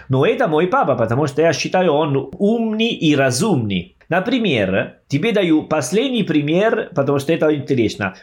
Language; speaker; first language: Russian; non-native, fluent; Italian